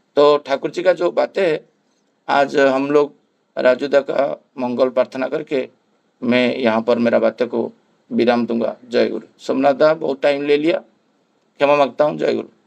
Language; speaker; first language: Hindi; non-native, local second language; Bangla